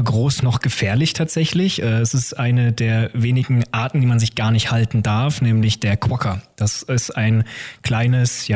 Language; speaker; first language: German; native; German